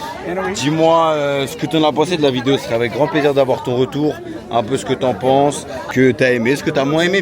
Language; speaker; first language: French; native; French